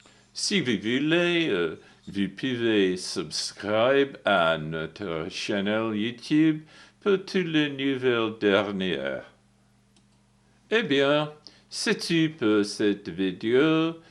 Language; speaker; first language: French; non-native, learner; English